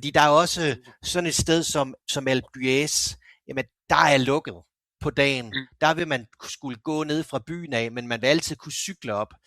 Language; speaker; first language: Danish; native; Danish